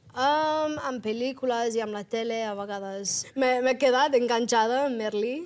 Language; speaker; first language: Catalan; non-native, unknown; English